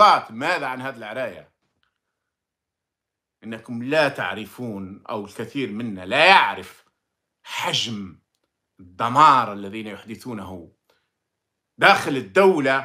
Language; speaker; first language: Arabic; native; Arabic